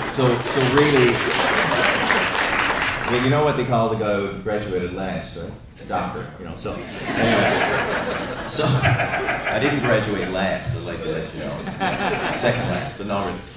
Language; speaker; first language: English; native; English